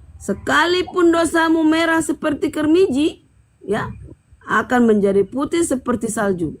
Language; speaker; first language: Indonesian; native; Indonesian